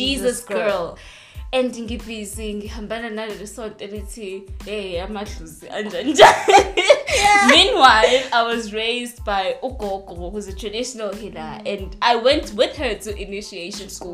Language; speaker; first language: English; non-native, local second language; Zulu